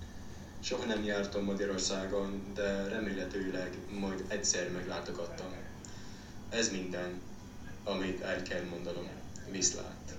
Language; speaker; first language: Hungarian; non-native, learner; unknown